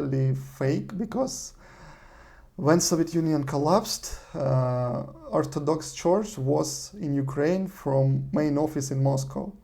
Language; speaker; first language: English; non-native, learner; Russian